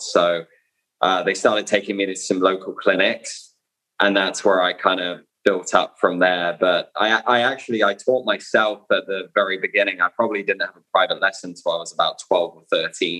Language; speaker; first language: English; native; English